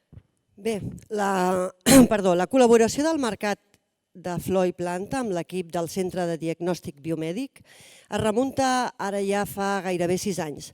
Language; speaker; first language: Catalan; native; Catalan